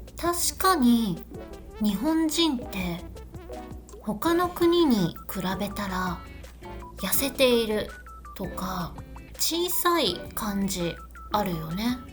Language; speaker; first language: Japanese; native; Japanese